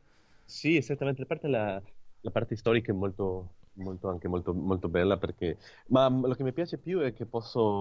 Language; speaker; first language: Italian; non-native, learner; Spanish